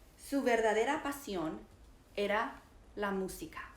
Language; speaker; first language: Spanish; early bilingual, heritage; Spanish